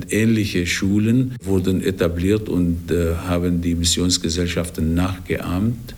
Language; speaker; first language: German; non-native, fluent; Arabic